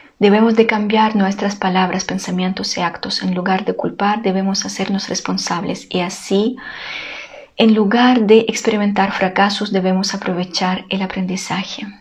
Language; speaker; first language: Spanish; non-native, fluent; Ukrainian